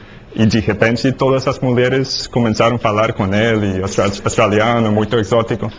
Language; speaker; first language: Portuguese; non-native, learner; English